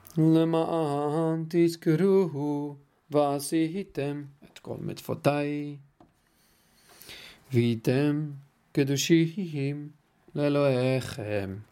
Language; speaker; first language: Hebrew; non-native, learner; Dutch